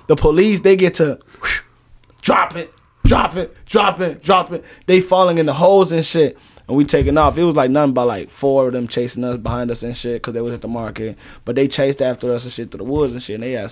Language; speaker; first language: English; early bilingual, other home language; Rundi